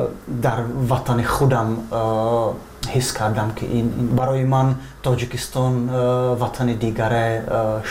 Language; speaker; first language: Persian; non-native, fluent; Czech